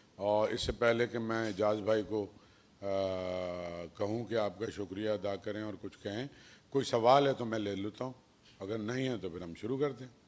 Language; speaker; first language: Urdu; native; Urdu